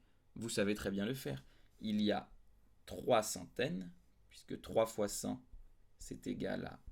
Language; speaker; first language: French; native; French